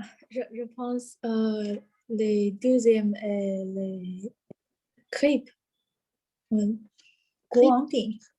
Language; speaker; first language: French; non-native, learner; Chinese